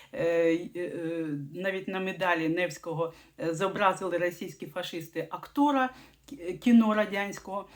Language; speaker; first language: Ukrainian; non-native, local second language; Russian